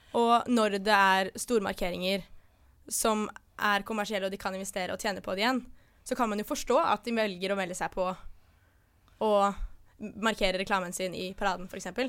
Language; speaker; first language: Norwegian; native; Norwegian